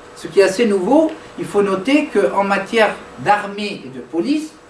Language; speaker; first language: French; non-native, local second language; Arabic